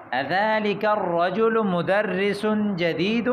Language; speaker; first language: Arabic; non-native, fluent; Urdu